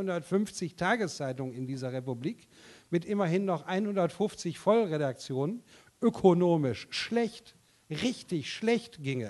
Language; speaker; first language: German; native; German